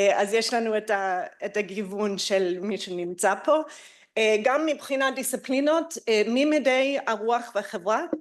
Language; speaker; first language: Hebrew; non-native, fluent; English